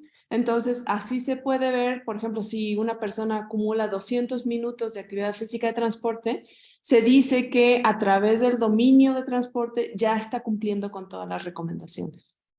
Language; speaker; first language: Spanish; native; Spanish